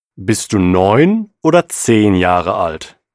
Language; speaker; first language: German; non-native, fluent; Russian